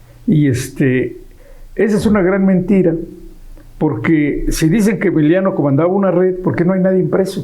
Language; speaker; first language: Spanish; native; Spanish